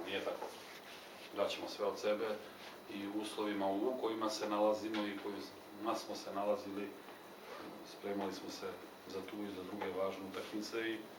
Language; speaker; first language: Serbian; native; Serbian